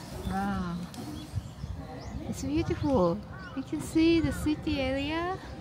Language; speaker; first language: English; non-native, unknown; Japanese